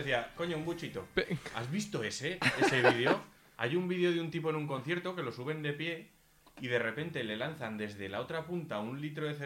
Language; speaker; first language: Spanish; native; Spanish